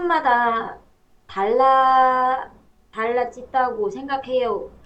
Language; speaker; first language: Korean; non-native, fluent; Vietnamese